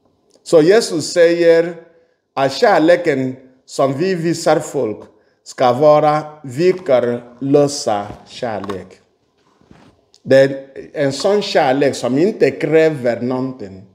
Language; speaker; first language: Swedish; non-native, fluent; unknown